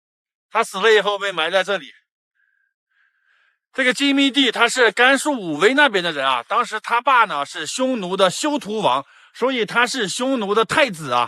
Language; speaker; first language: Chinese; native; Chinese